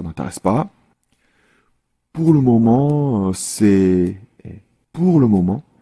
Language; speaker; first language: French; non-native, fluent; Korean